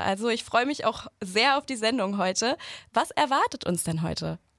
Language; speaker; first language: German; native; German